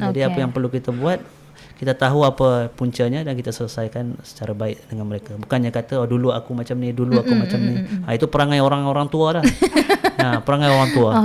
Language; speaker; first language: Malay; native; Malay